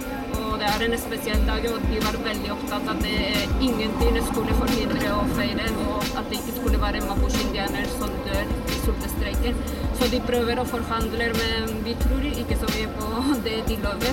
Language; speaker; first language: Norwegian; non-native, fluent; Spanish